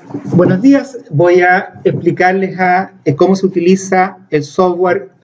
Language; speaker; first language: Spanish; native; Spanish